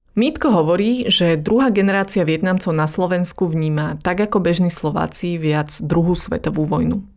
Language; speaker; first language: Slovak; early bilingual, other home language; Vietnamese